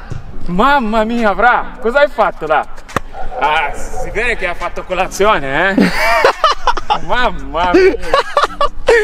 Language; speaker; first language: Italian; non-native, learner; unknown